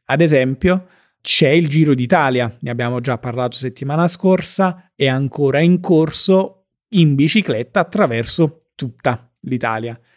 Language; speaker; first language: Italian; native; Italian